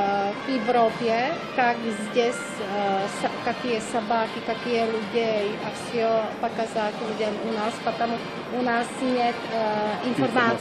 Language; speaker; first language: Russian; non-native, learner; Czech